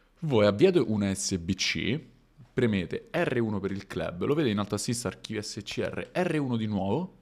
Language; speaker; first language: Italian; native; Italian